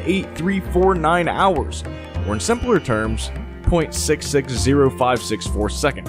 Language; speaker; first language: English; native; English